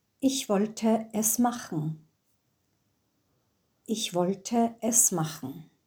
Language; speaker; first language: German; non-native, fluent; English